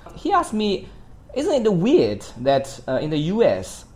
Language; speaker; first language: English; non-native, fluent; Chinese